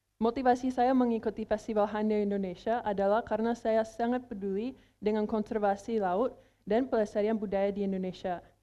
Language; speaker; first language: Indonesian; non-native, fluent; English